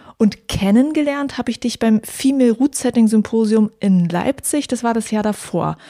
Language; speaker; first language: German; native; German